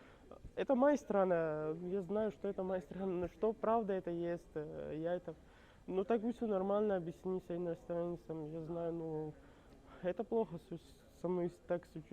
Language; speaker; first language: Russian; non-native, learner; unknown